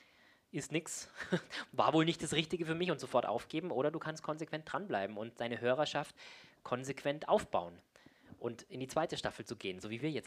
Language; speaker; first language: German; native; German